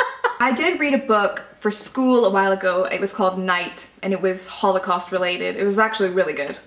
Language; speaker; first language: English; native; English